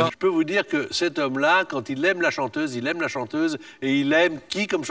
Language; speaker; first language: French; native; French